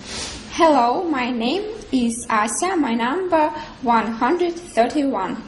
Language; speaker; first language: English; non-native, learner; Russian